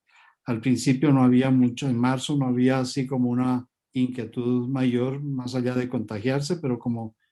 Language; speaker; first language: Spanish; native; Spanish